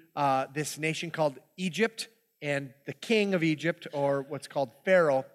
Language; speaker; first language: English; native; English